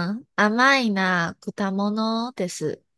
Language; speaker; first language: Japanese; non-native, learner; Chinese